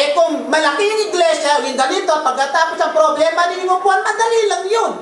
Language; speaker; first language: Filipino; non-native, local second language; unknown